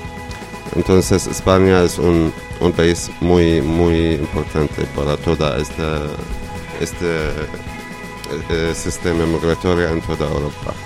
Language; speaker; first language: Spanish; non-native, learner; Arabic